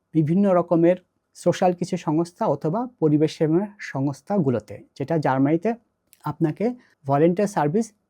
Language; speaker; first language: Bangla; native; Bangla